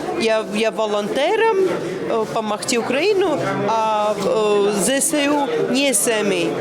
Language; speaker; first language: Ukrainian; non-native, learner; Latvian